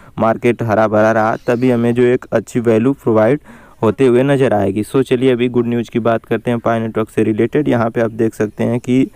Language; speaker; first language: Hindi; native; Hindi